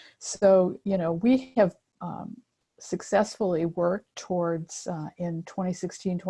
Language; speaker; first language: English; native; English